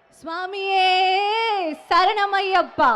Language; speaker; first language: Telugu; non-native, learner; Tamil